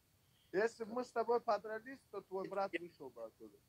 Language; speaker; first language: Russian; non-native, local second language; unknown